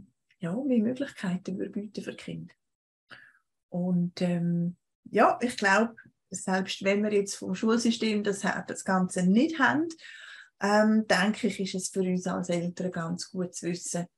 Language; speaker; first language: German; native; German